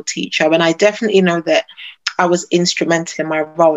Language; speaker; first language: English; native; English